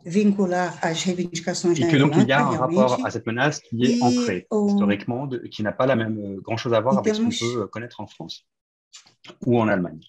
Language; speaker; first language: French; native; French